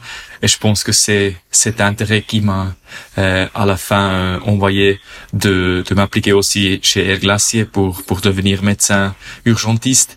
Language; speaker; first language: French; non-native, local second language; German